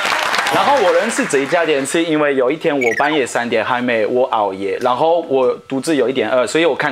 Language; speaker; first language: Chinese; non-native, fluent; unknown